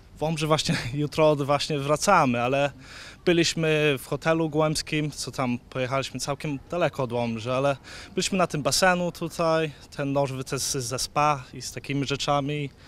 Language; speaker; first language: Polish; early bilingual, heritage; Polish